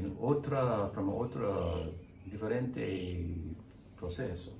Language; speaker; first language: Spanish; non-native, learner; English